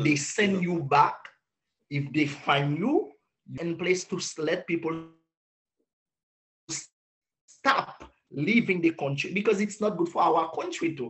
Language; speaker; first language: English; non-native, learner; Haitian Creole